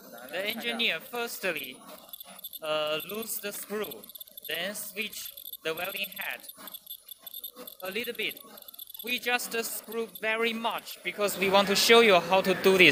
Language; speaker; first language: English; non-native, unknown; Chinese